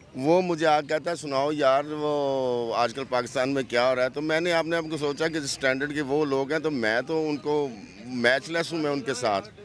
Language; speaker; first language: Urdu; non-native, local second language; Punjabi